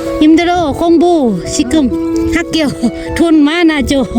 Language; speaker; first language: Korean; non-native, learner; Thai